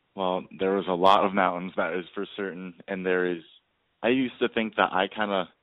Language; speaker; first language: English; native; English